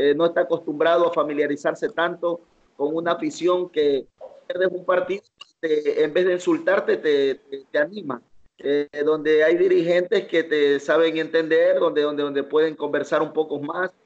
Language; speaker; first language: Spanish; native; Spanish